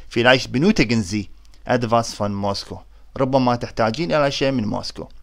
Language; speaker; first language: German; non-native, learner; Arabic